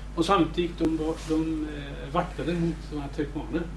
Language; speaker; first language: Swedish; non-native, fluent; Kurdish